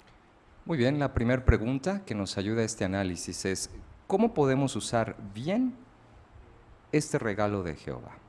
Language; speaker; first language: Spanish; native; Spanish